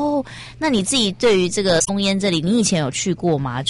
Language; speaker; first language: Chinese; native; Chinese